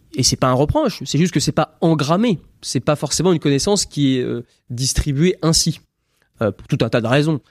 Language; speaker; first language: French; native; French